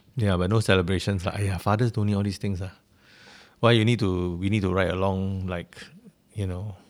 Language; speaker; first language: English; native; English